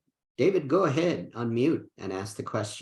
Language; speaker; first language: English; native; English